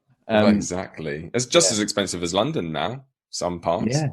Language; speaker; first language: English; native; English